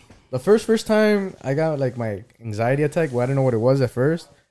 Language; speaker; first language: English; early bilingual, other home language; Spanish